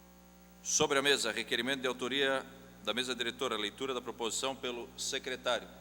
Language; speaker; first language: Portuguese; native; Portuguese